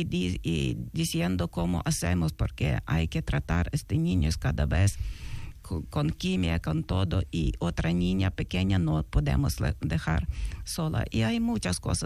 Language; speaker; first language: Spanish; non-native, learner; Ukrainian